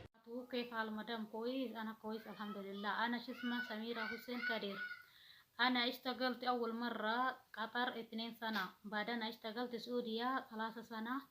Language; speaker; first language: Arabic; non-native, learner; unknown